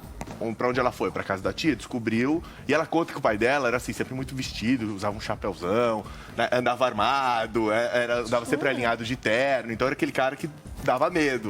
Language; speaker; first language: Portuguese; native; Portuguese